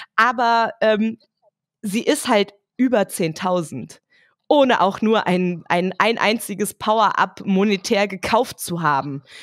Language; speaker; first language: German; early bilingual, other home language; Turkish